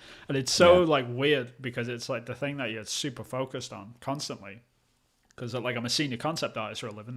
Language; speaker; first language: English; native; English